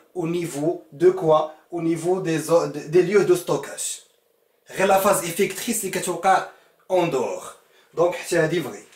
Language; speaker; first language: French; non-native, local second language; Arabic